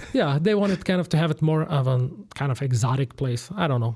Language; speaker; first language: English; non-native, fluent; Bulgarian